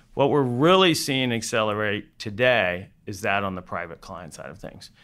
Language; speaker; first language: English; native; English